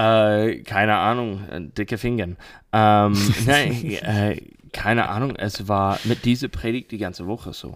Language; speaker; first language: German; non-native, learner; English